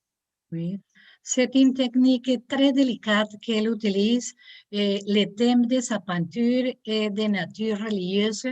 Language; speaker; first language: French; non-native, learner; Spanish